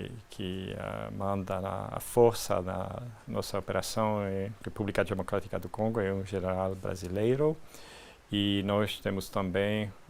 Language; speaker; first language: Portuguese; non-native, fluent; French